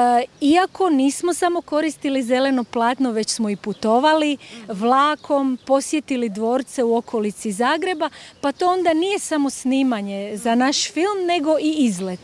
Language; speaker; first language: Croatian; native; Croatian